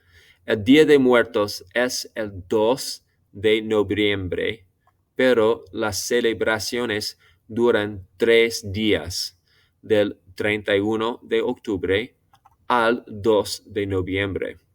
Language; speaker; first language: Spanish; non-native, fluent; English